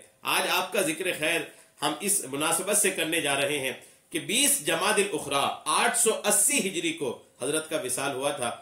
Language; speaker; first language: Urdu; native; Urdu